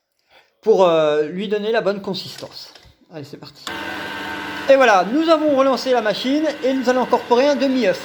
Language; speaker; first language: French; native; French